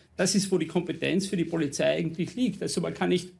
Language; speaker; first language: German; non-native, fluent; English